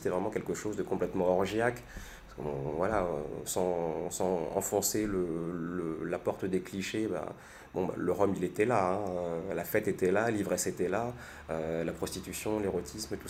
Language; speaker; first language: French; native; French